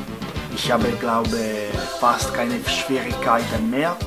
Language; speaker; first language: German; non-native, fluent; Italian